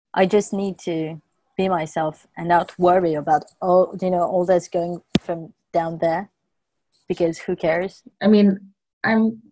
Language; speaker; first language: English; non-native, fluent; French